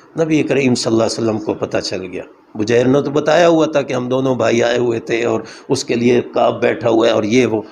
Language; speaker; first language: Urdu; non-native, local second language; Punjabi